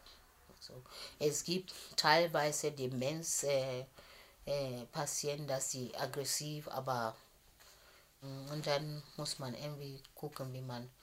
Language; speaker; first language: German; non-native, fluent; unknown